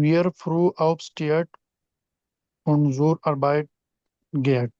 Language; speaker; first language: German; non-native, learner; Urdu